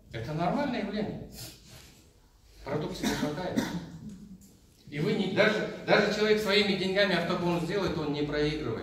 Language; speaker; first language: Russian; non-native, local second language; Kazakh